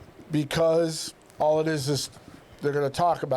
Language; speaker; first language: English; native; English